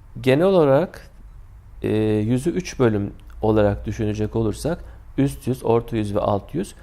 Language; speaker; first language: Turkish; native; Turkish